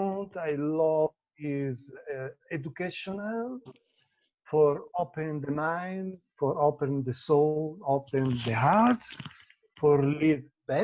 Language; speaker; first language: English; non-native, learner; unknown